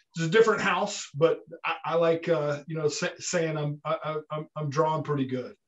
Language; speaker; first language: English; native; English